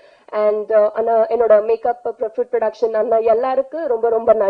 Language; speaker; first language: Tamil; non-native, learner; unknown